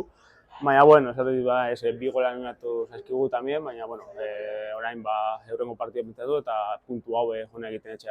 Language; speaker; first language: Basque; native; Basque